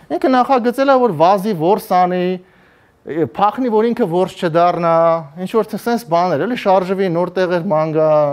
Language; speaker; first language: Armenian; native; Armenian